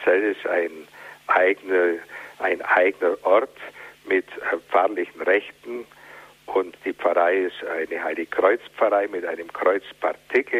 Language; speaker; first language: German; native; German